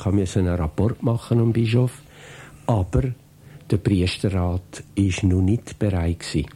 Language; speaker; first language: German; native; German